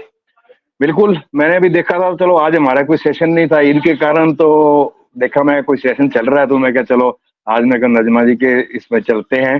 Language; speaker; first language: Hindi; native; Hindi